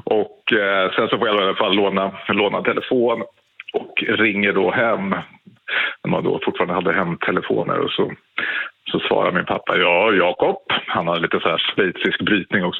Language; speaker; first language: Swedish; native; Swedish